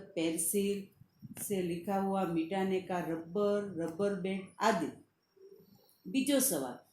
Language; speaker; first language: Hindi; non-native, local second language; Gujarati